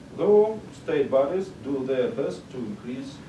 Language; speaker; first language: English; non-native, learner; Russian